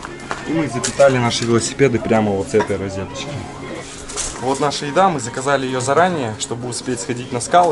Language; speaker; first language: Russian; native; Russian